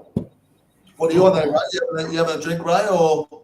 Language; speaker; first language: English; native; English